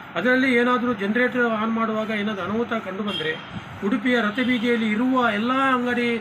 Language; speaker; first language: Kannada; native; Kannada